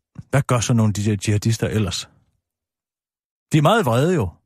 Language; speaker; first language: Danish; native; Danish